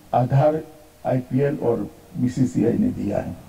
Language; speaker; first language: Hindi; non-native, local second language; Gujarati